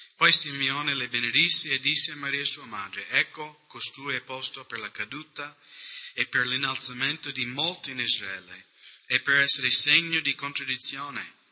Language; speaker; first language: Italian; non-native, fluent; English